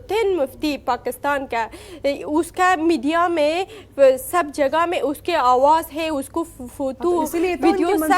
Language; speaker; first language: Hindi; non-native, learner; Persian